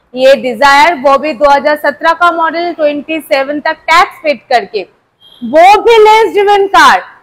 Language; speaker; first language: Hindi; non-native, local second language; Bangla